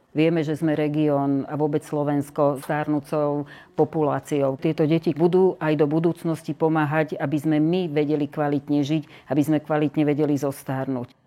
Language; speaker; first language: Slovak; native; Slovak